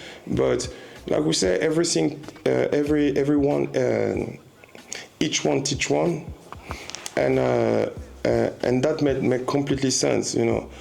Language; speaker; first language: English; non-native, fluent; French